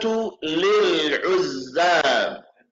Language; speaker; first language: Arabic; non-native, fluent; English